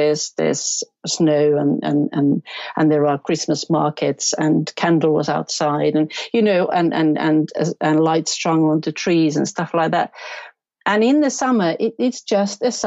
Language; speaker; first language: English; non-native, fluent; Finnish